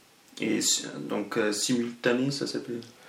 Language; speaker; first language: French; non-native, local second language; German